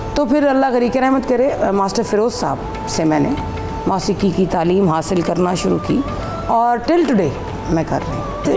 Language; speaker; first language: Urdu; non-native, local second language; Punjabi